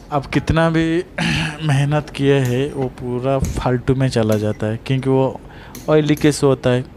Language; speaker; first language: Hindi; non-native, local second language; Odia